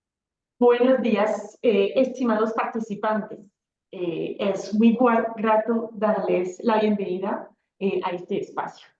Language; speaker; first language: Spanish; non-native, fluent; French